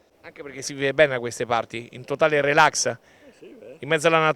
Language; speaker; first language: Italian; native; Italian